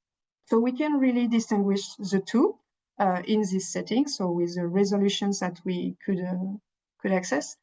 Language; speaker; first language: English; non-native, fluent; French